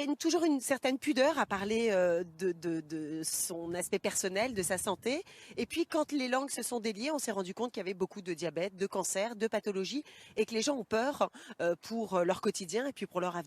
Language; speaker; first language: French; native; French